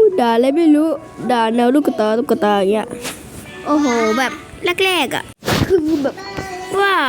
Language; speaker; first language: Thai; native; Thai